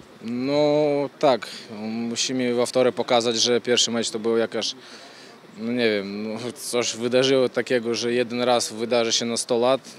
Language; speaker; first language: Polish; non-native, fluent; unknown